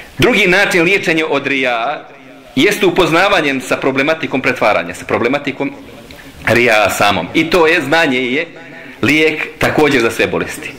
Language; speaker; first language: Bosnian; native; Bosnian